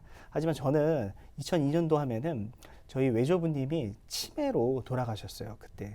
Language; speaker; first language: Korean; native; Korean